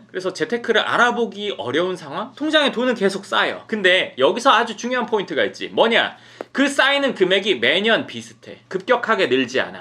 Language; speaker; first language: Korean; native; Korean